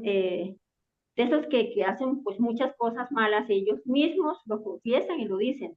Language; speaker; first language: Spanish; native; Spanish